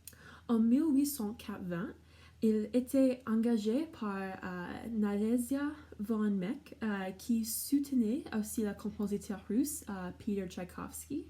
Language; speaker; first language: French; non-native, learner; English